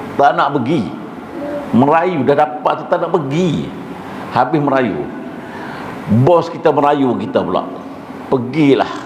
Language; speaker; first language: Malay; early bilingual, heritage; Malay